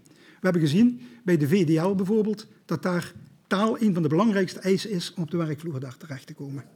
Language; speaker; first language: Dutch; native; Dutch